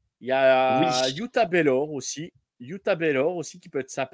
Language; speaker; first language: French; native; French